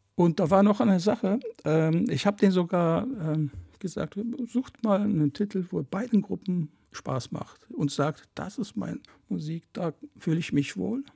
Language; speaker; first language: German; early bilingual, other home language; Turkish